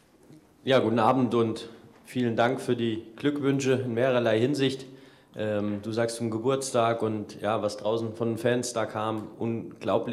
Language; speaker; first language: German; native; German